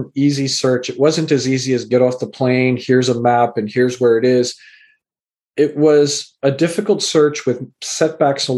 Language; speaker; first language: English; native; English